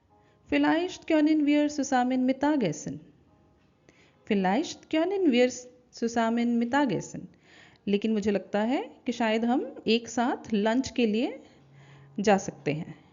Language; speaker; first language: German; non-native, fluent; Hindi